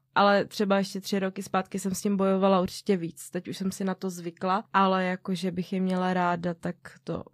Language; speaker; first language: Czech; native; Czech